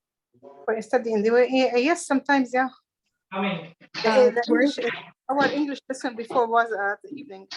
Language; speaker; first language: English; non-native, learner; Arabic